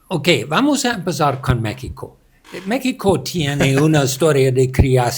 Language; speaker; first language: Spanish; non-native, learner; English